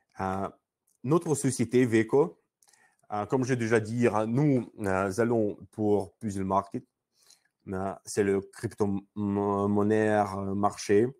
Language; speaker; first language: French; non-native, learner; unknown